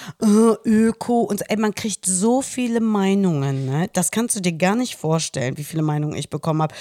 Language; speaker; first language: German; early bilingual, other home language; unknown